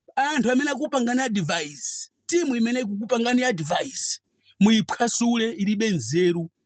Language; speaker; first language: Nyanja; native; Nyanja